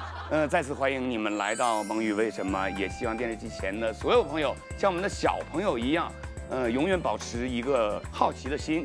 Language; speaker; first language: Chinese; native; Chinese